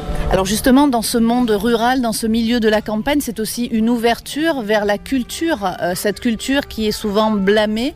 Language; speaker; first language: French; native; French